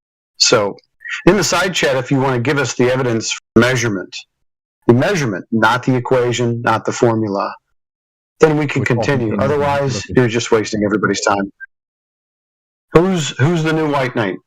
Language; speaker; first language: English; native; English